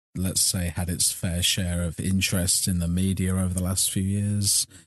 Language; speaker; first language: English; native; English